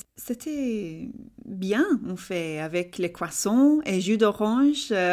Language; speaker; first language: French; non-native, learner; English